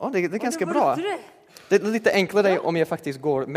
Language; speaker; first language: Swedish; non-native, fluent; English